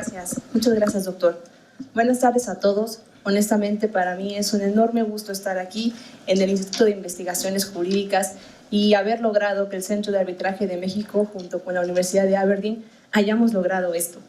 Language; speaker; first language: Spanish; native; Spanish